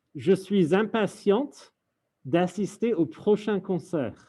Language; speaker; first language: French; non-native, fluent; English